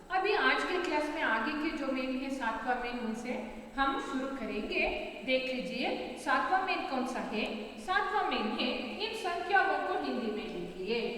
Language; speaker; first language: Hindi; non-native, local second language; Kannada